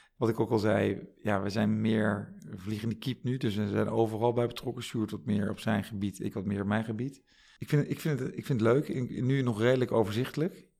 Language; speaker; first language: Dutch; native; Dutch